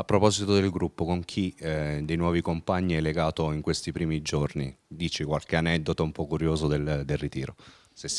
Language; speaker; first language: Italian; native; Italian